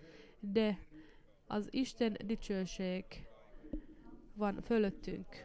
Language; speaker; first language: Hungarian; non-native, fluent; Finnish